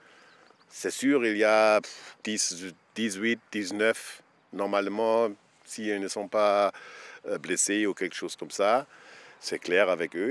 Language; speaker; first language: French; non-native, fluent; German